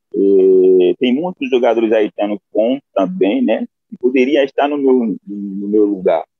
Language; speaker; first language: Portuguese; non-native, fluent; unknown